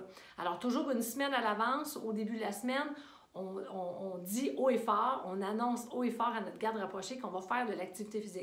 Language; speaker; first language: French; native; French